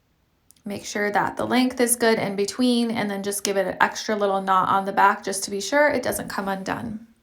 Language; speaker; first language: English; native; English